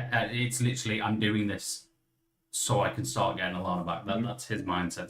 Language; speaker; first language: English; native; English